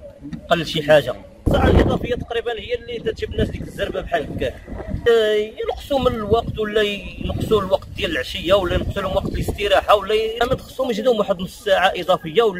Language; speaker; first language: Arabic; native; Arabic